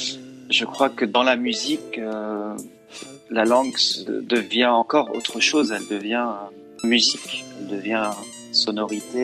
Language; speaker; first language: French; early bilingual, other home language; Arabic